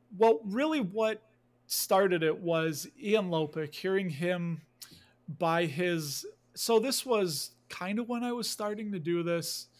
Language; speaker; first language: English; native; English